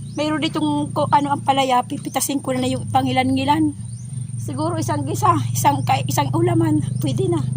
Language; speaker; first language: Filipino; non-native, local second language; Waray